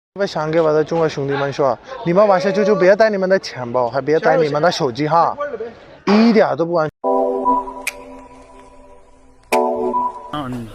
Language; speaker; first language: Chinese; non-native, fluent; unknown